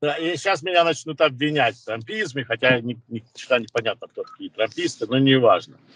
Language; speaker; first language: Russian; early bilingual, other home language; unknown